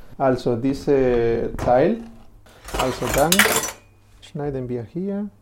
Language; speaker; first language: German; non-native, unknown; Spanish